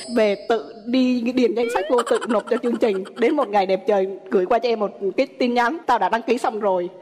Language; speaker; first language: Vietnamese; native; Vietnamese